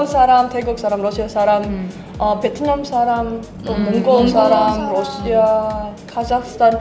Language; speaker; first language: Korean; non-native, learner; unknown